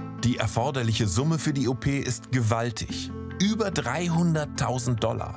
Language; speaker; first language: German; native; German